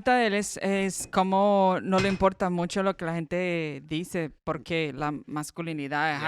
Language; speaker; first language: Spanish; non-native, fluent; Portuguese